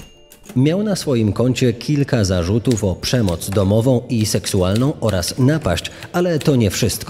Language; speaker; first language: Polish; native; Polish